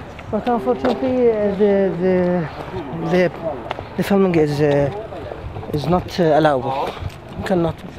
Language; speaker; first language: English; non-native, fluent; Arabic